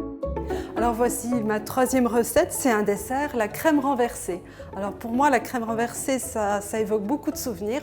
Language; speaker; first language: French; native; French